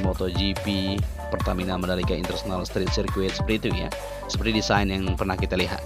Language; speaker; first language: Indonesian; native; Indonesian